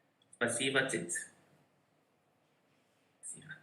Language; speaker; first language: Russian; non-native, learner; Korean